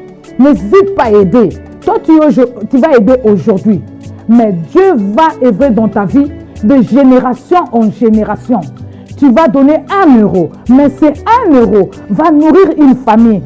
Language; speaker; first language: French; non-native, local second language; Lingala